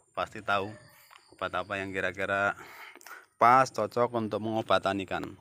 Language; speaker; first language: Indonesian; non-native, local second language; Javanese